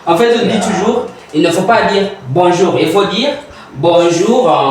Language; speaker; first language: French; non-native, learner; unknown